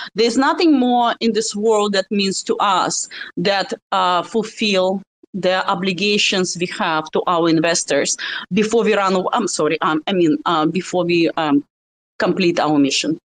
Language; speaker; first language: English; non-native, fluent; Russian